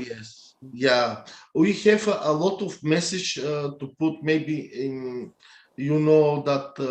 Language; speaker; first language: English; non-native, learner; Bulgarian